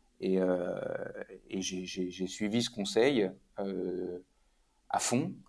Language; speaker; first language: French; native; French